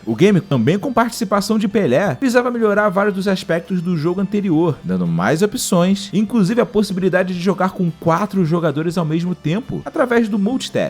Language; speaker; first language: Portuguese; native; Portuguese